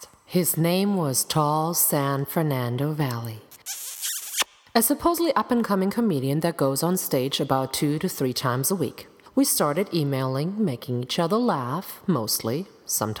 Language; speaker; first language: English; non-native, fluent; German